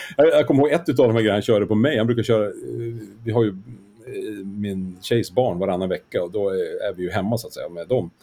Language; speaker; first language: Swedish; native; Swedish